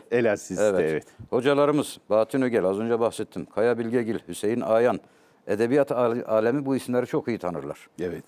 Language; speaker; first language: Turkish; native; Turkish